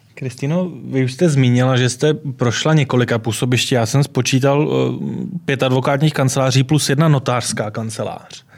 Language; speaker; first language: Czech; native; Czech